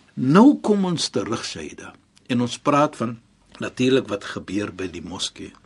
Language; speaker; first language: Afrikaans; non-native, fluent; Arabic